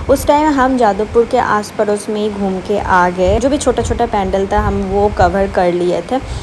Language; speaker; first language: Hindi; non-native, local second language; Bangla